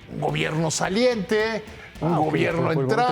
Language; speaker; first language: Spanish; native; Spanish